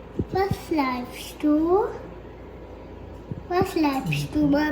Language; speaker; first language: German; early bilingual, other home language; Telugu